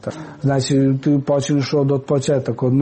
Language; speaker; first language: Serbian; non-native, local second language; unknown